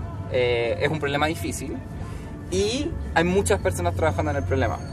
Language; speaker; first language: Spanish; native; Spanish